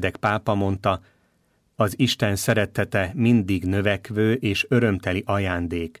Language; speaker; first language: Hungarian; native; Hungarian